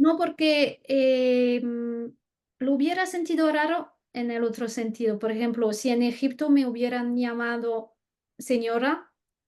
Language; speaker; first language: Spanish; non-native, fluent; French